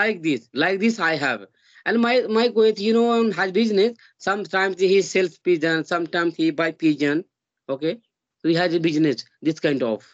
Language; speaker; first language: English; non-native, learner; Hindi